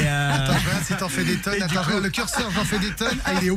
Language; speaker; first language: French; native; French